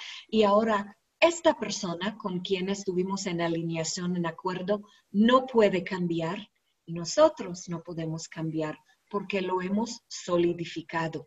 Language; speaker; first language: Spanish; non-native, learner; English